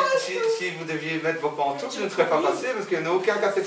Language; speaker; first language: French; native; French